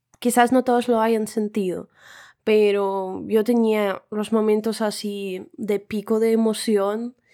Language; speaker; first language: Spanish; non-native, fluent; Russian